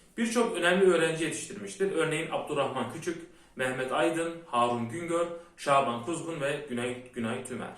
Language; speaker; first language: Turkish; early bilingual, heritage; Turkish